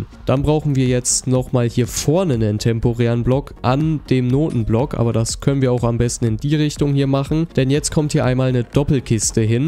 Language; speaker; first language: German; native; German